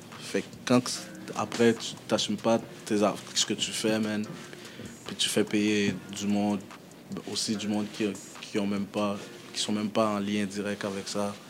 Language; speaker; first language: French; early bilingual, other home language; Haitian Creole